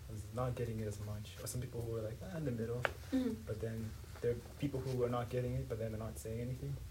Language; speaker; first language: English; non-native, local second language; Swahili